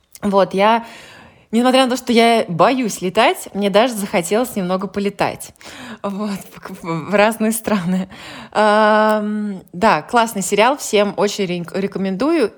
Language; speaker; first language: Russian; native; Russian